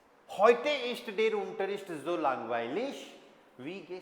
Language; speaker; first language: German; non-native, fluent; Hindi